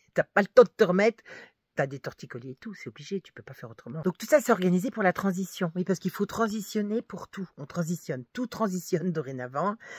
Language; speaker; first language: French; native; French